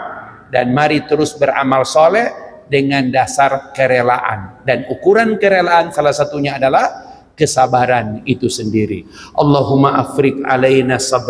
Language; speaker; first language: Indonesian; native; Indonesian